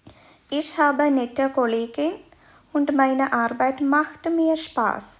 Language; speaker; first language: German; non-native, fluent; Malayalam